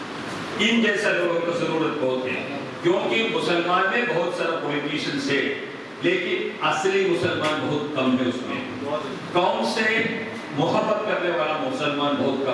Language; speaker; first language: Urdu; non-native, local second language; Malayalam